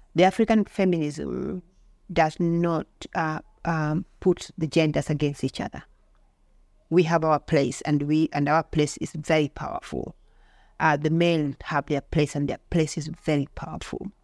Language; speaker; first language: English; non-native, local second language; Luo (Kenya and Tanzania)